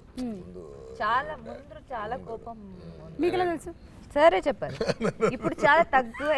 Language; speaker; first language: Telugu; non-native, learner; Tamil